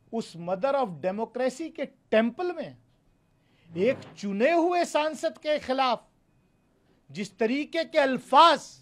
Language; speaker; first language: Hindi; native; Hindi